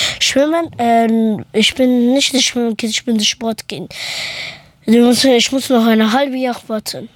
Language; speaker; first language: German; early bilingual, other home language; Persian